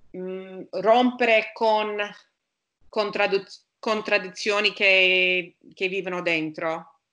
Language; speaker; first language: Italian; non-native, fluent; English